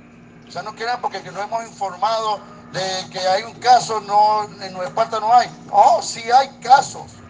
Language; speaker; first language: Spanish; native; Spanish